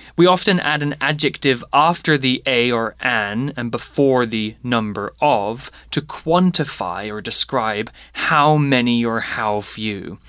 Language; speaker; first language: English; native; English